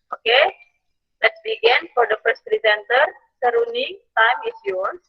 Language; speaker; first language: English; non-native, fluent; Indonesian